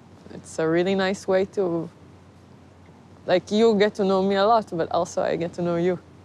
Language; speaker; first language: English; non-native, fluent; Hebrew